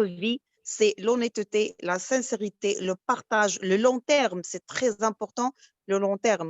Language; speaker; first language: French; non-native, local second language; Arabic